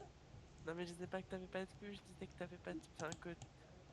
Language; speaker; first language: French; native; French